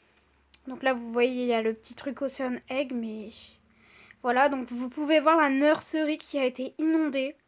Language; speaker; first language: French; native; French